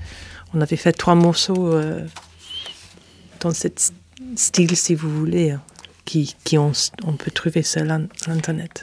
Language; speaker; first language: French; non-native, fluent; English